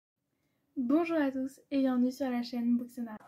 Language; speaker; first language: French; native; French